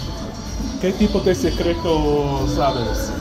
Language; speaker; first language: Spanish; non-native, learner; English